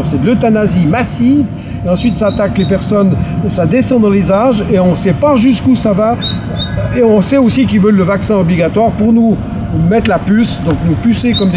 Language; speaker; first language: French; native; French